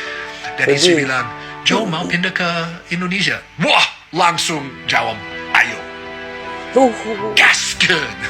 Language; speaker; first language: Indonesian; non-native, learner; English